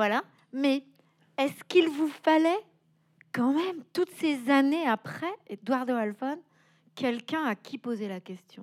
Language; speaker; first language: French; native; French